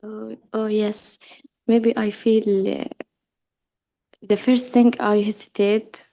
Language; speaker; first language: English; non-native, learner; Arabic